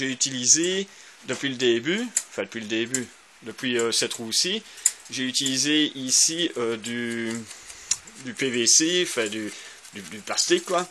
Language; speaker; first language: French; native; French